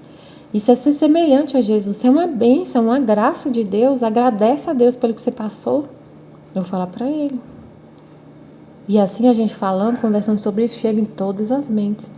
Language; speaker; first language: Portuguese; native; Portuguese